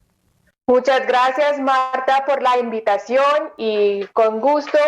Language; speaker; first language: Spanish; non-native, fluent; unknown